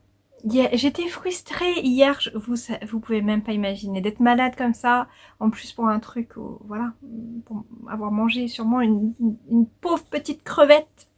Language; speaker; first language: French; native; French